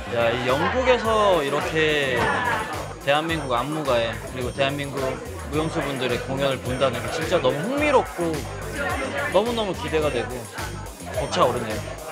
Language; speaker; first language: Korean; native; Korean